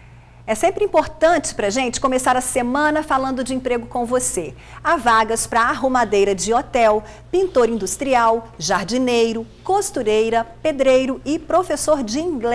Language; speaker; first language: Portuguese; native; Portuguese